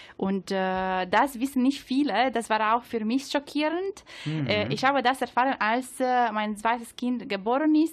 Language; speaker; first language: German; non-native, learner; Italian